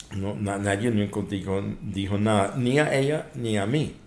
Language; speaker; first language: Spanish; non-native, fluent; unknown